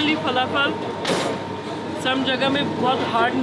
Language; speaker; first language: Hindi; non-native, learner; Turkish